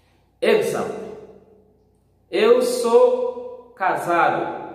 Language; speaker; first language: Portuguese; non-native, fluent; Haitian Creole